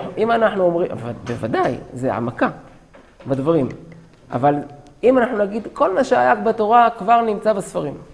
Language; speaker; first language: Hebrew; native; Hebrew